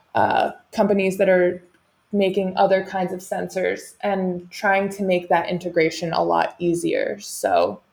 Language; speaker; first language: English; native; English